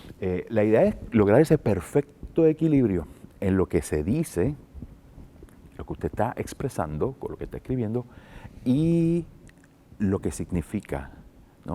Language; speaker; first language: Spanish; native; Spanish